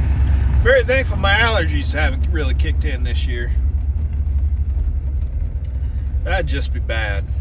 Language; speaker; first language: English; native; English